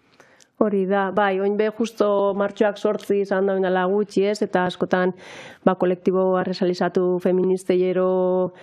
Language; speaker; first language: Basque; native; Basque